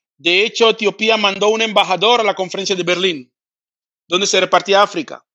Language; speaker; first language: Spanish; early bilingual, other home language; Fang